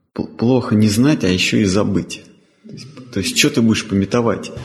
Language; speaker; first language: Russian; native; Russian